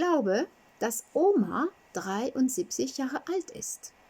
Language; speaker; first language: German; non-native, fluent; French